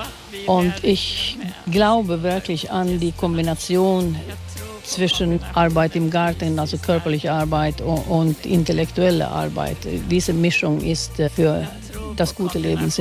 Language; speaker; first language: German; non-native, fluent; Swedish